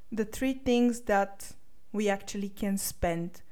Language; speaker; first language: English; non-native, fluent; Bulgarian